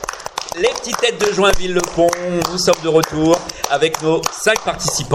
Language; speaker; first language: French; native; French